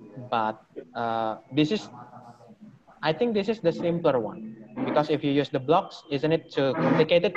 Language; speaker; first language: English; non-native, fluent; Indonesian